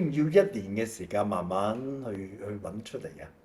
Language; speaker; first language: Cantonese; native; Cantonese